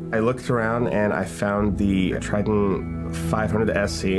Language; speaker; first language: English; early bilingual, other home language; Hebrew